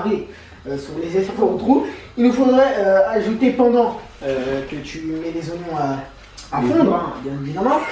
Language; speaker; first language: French; native; French